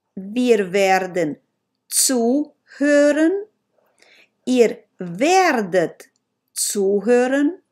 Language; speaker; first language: German; non-native, learner; Romanian